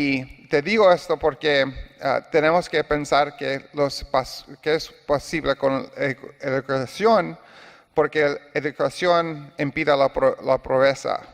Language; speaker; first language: Spanish; non-native, learner; English